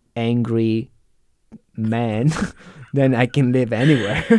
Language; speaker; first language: English; non-native, fluent; Italian